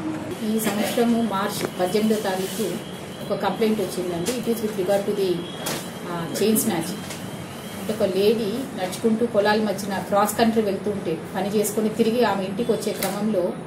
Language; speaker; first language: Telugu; native; Telugu